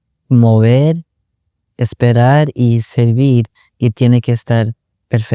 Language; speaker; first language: Spanish; early bilingual, other home language; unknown